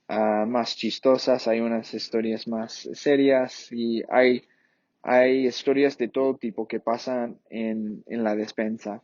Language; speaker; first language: Spanish; non-native, fluent; English